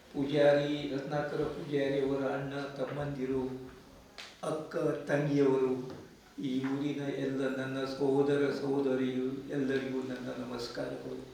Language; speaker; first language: Kannada; non-native, local second language; Konkani